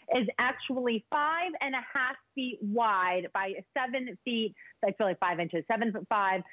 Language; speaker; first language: English; native; English